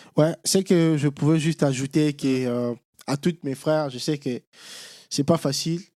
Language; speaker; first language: French; non-native, local second language; Lingala